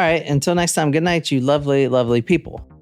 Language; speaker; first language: English; native; English